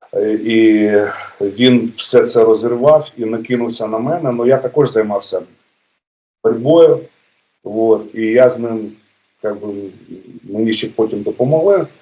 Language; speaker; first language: Ukrainian; native; Ukrainian